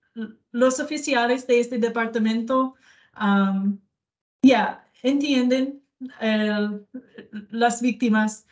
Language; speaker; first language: Spanish; non-native, learner; English